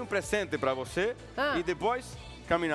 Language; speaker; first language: Spanish; native; Spanish